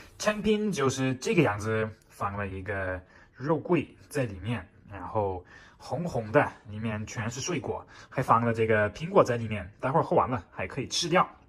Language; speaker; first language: Chinese; non-native, fluent; German